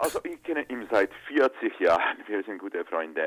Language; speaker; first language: German; non-native, fluent; Czech